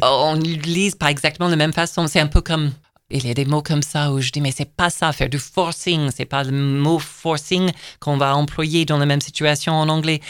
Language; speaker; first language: French; non-native, fluent; English